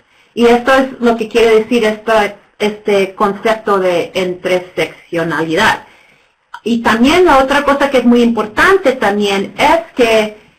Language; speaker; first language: Spanish; non-native, fluent; English